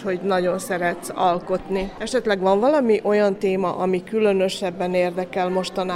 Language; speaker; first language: Hungarian; native; Hungarian